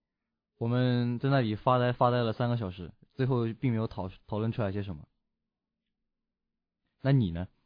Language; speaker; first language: Chinese; native; Chinese